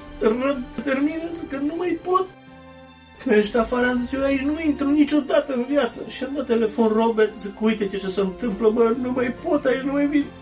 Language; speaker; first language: Romanian; native; Romanian